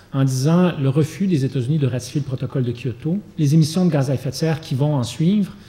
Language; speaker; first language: French; native; French